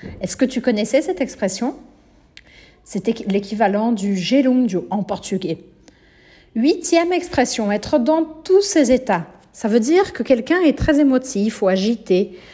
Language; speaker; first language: French; non-native, fluent; Portuguese